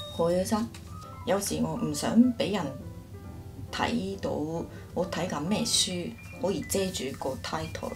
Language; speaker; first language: Cantonese; non-native, fluent; Japanese